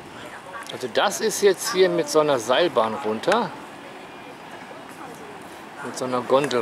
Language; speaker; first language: German; native; German